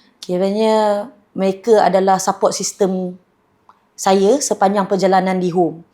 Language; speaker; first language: Malay; native; Malay